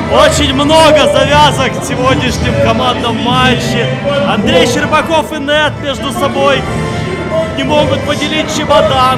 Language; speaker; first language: Russian; native; Russian